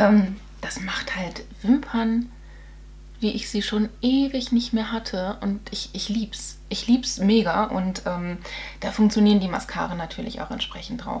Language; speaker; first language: German; native; German